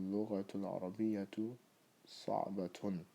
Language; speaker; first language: Arabic; non-native, fluent; English